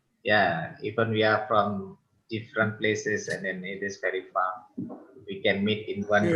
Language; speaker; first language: English; non-native, local second language; Indonesian